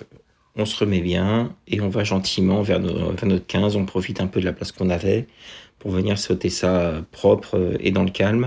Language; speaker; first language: French; native; French